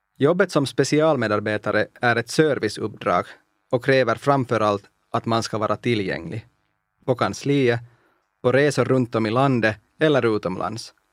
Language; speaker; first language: Swedish; non-native, local second language; Finnish